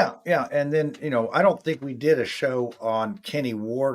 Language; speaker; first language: English; native; English